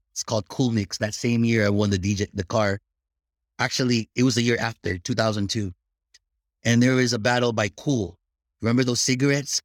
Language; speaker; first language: English; early bilingual, other home language; Filipino